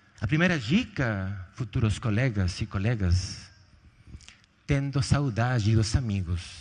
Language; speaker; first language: Portuguese; non-native, fluent; Spanish